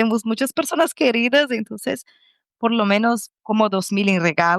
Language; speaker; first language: Spanish; non-native, fluent; Portuguese